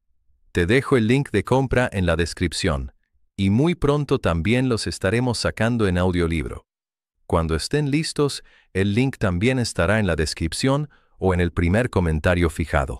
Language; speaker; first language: Spanish; native; Spanish